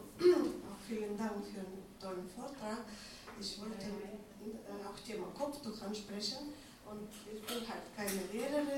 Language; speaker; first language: German; non-native, fluent; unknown